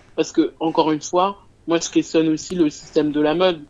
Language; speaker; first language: French; native; French